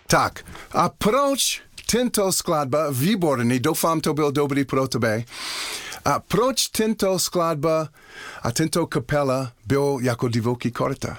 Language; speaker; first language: Czech; non-native, learner; English